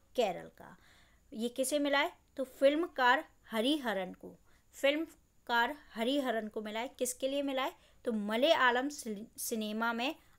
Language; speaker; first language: Hindi; native; Hindi